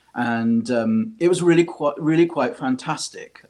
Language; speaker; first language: English; native; English